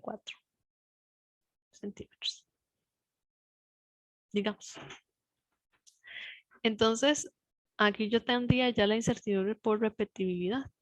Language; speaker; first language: Spanish; native; Spanish